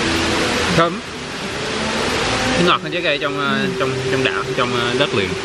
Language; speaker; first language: Vietnamese; early bilingual, heritage; Vietnamese